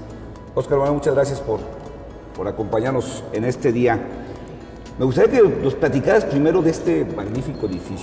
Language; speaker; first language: Spanish; native; Spanish